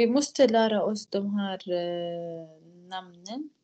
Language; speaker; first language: Swedish; non-native, learner; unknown